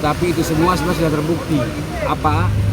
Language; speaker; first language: Indonesian; native; Indonesian